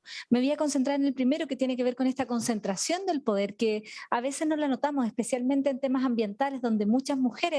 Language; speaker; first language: Spanish; native; Spanish